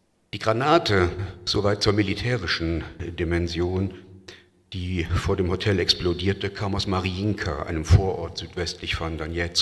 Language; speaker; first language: German; native; German